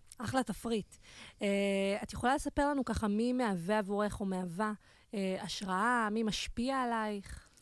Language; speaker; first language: Hebrew; native; Hebrew